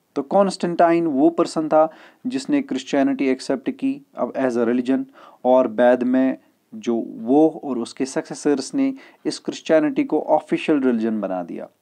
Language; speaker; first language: Hindi; non-native, local second language; Kashmiri